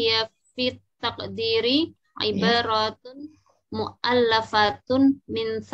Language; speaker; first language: Arabic; non-native, learner; Indonesian